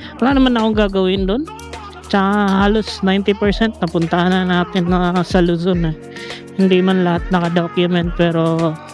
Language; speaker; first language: Filipino; non-native, local second language; Cebuano